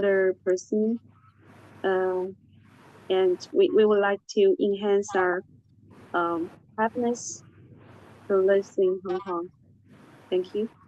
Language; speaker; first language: English; non-native, fluent; Chinese